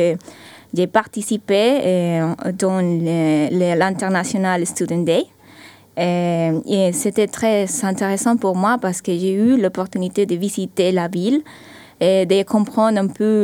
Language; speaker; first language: French; non-native, fluent; Spanish